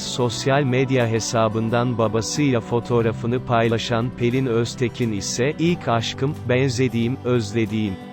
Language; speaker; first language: Turkish; native; Turkish